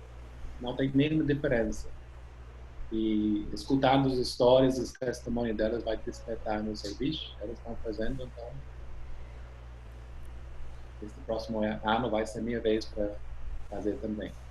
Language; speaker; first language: Portuguese; non-native, fluent; English